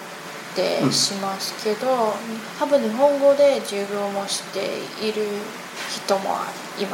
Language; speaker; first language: Japanese; non-native, learner; Chinese